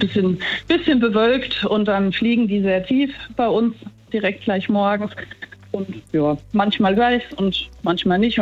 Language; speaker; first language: German; native; German